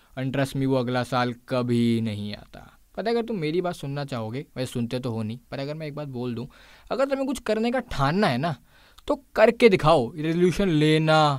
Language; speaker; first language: Hindi; native; Hindi